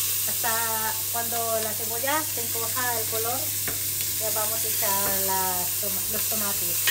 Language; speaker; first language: Spanish; non-native, learner; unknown